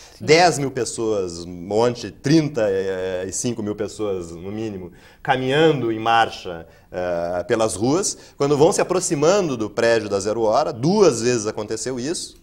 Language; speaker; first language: Portuguese; native; Portuguese